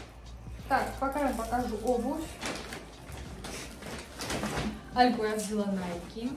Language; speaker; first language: Russian; native; Russian